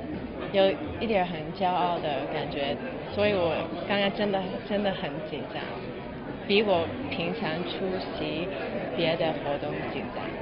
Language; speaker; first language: Chinese; non-native, local second language; Cantonese